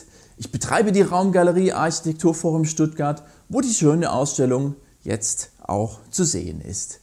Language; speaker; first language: German; native; German